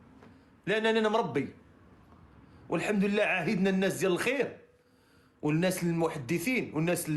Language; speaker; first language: Arabic; native; Arabic